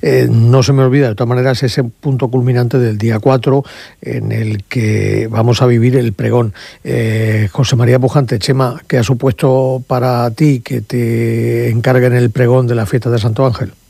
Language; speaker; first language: Spanish; native; Spanish